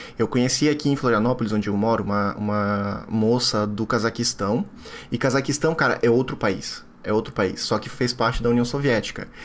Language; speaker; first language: Portuguese; non-native, fluent; Russian